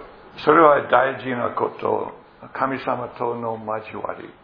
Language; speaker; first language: Japanese; non-native, fluent; English